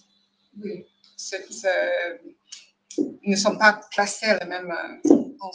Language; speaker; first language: French; non-native, fluent; English